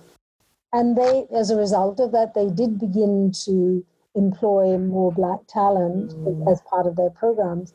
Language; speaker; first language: English; native; English